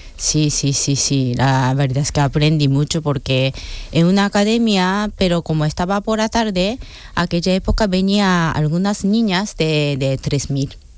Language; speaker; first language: Spanish; non-native, fluent; Japanese